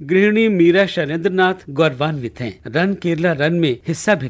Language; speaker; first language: Hindi; native; Hindi